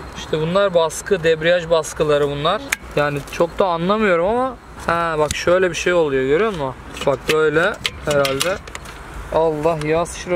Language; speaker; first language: Turkish; native; Turkish